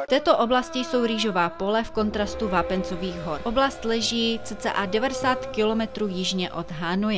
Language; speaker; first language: Czech; native; Czech